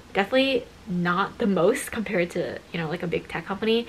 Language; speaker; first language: English; native; English